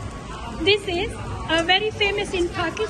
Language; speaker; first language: English; non-native, learner; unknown